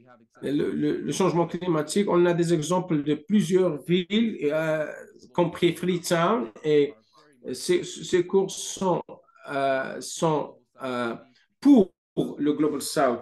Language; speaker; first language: French; non-native, fluent; English